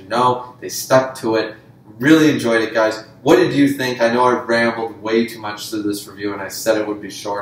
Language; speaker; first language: English; native; English